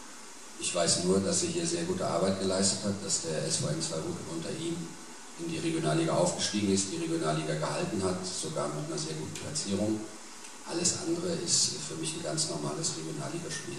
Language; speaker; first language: German; native; German